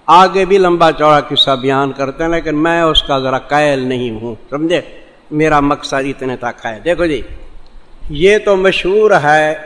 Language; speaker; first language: Urdu; non-native, local second language; Saraiki